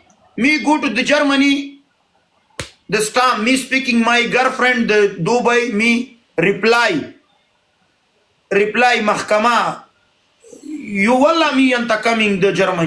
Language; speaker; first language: English; non-native, learner; Pashto